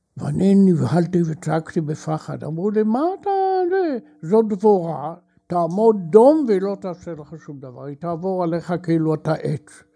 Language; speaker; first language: Hebrew; native; Hebrew